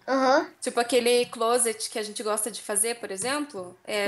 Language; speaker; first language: Portuguese; native; Portuguese